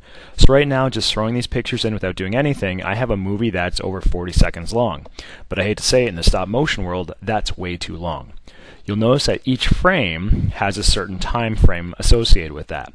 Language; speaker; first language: English; native; English